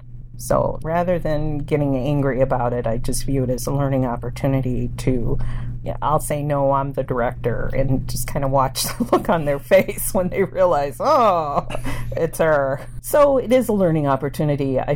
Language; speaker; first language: English; early bilingual, other home language; Spanish